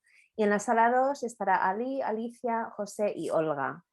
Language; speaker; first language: Spanish; native; Spanish